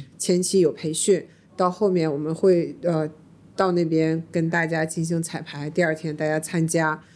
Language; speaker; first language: Chinese; early bilingual, heritage; Chinese